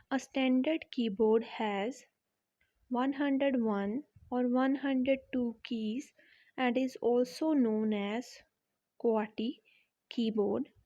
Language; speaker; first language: English; non-native, local second language; Punjabi